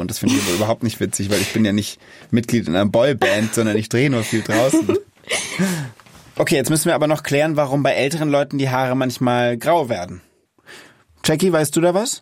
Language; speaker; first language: German; native; German